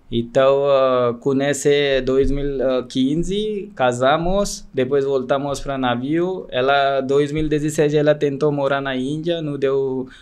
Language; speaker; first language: Portuguese; non-native, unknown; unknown